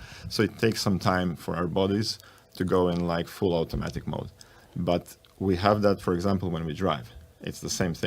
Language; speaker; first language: English; non-native, fluent; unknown